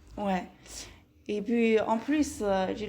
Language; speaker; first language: French; non-native, learner; Chinese